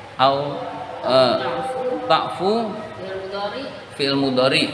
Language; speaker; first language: Arabic; non-native, fluent; Indonesian